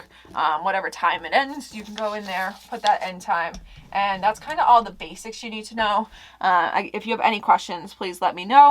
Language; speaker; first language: English; native; English